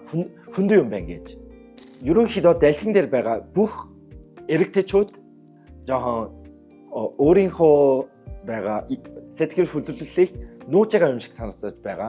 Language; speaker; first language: Mongolian; non-native, learner; Korean